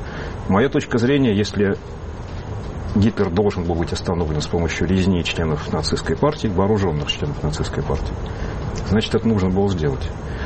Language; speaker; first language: Russian; native; Russian